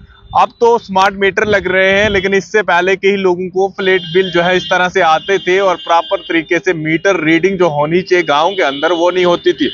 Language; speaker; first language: Hindi; native; Hindi